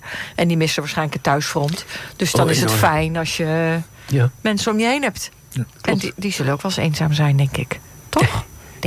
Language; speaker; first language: Dutch; native; Dutch